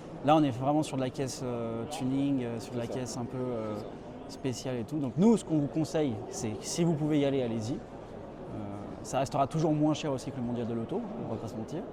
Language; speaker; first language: French; native; French